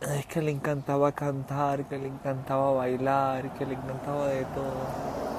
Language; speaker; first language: Spanish; early bilingual, other home language; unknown